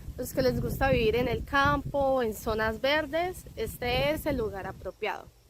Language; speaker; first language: Spanish; native; Spanish